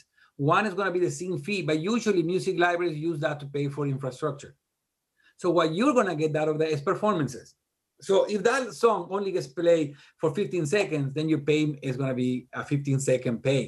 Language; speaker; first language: English; non-native, fluent; Spanish